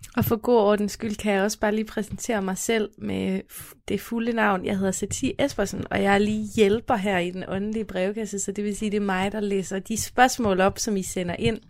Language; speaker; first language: Danish; native; Danish